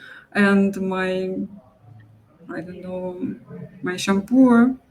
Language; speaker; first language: English; non-native, local second language; Russian